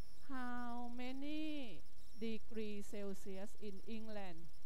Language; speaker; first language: English; non-native, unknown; Thai